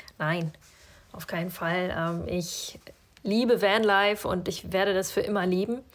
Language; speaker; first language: German; early bilingual, other home language; Russian